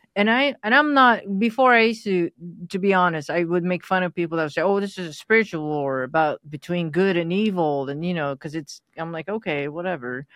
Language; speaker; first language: English; non-native, fluent; Persian